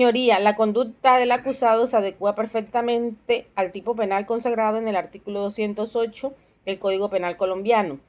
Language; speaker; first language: Spanish; native; Spanish